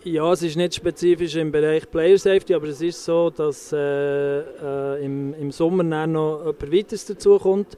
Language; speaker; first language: German; native; German